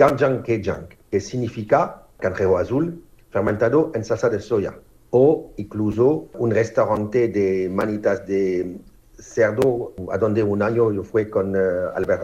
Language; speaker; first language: Spanish; non-native, learner; French